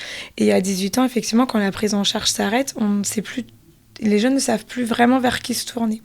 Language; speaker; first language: French; native; French